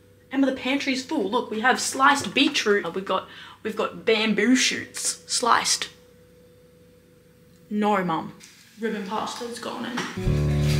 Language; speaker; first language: English; native; English